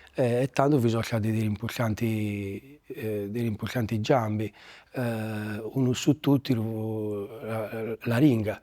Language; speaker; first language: Italian; native; Italian